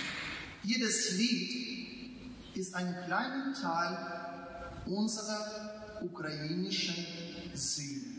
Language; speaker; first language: German; non-native, fluent; Ukrainian